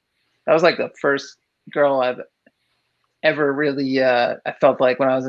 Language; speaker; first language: English; native; English